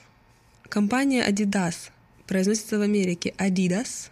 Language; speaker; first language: Russian; native; Russian